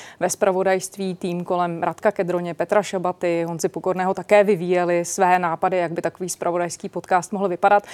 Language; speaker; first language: Czech; native; Czech